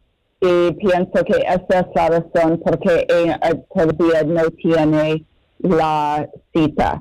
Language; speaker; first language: Spanish; non-native, fluent; English